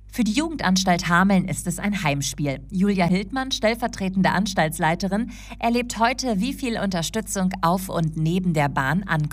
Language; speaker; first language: German; native; German